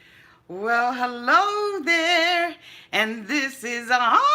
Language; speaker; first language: English; native; English